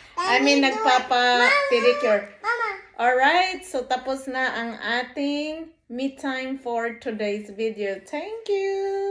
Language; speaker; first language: Filipino; non-native, local second language; Cebuano